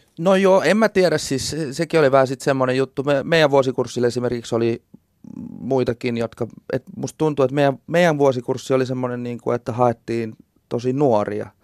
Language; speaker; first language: Finnish; native; Finnish